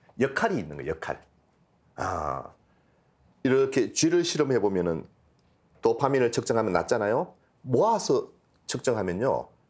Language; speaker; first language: Korean; native; Korean